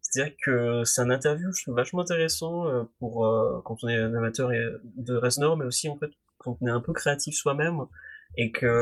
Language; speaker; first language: French; native; French